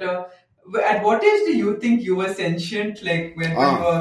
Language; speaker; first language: English; non-native, local second language; Tamil